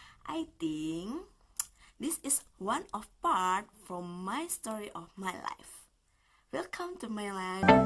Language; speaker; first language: English; non-native, learner; Indonesian